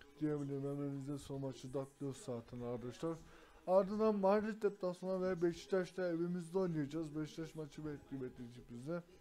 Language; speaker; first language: Turkish; native; Turkish